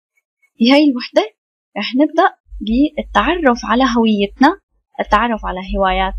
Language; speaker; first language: Arabic; native; Arabic